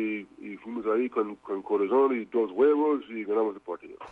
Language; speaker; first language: Spanish; non-native, fluent; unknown